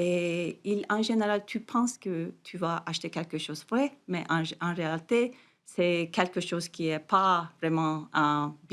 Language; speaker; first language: French; non-native, fluent; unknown